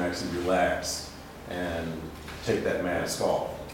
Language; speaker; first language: English; native; English